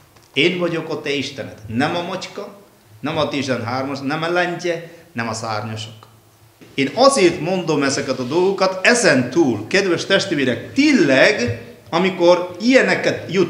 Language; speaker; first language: Hungarian; non-native, fluent; Malayalam